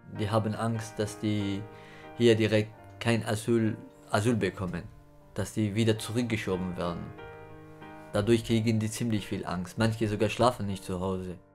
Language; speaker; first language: German; non-native, fluent; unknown